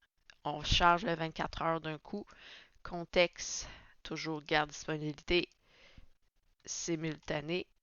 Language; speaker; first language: French; native; French